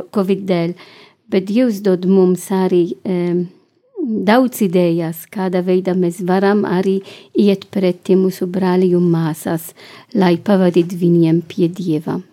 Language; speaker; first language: Latvian; non-native, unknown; Maltese